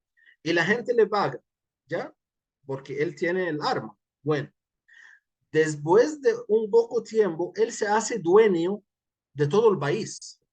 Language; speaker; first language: Spanish; non-native, fluent; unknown